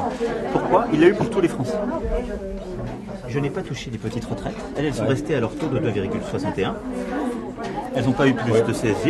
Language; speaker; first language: French; native; French